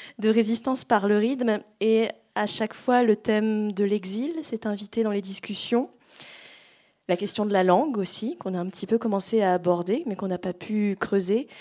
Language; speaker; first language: French; native; French